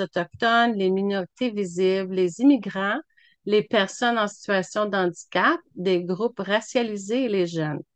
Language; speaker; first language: French; native; French